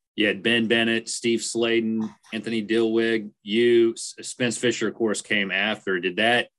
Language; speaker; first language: English; native; English